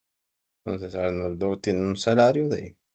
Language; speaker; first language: Spanish; native; Spanish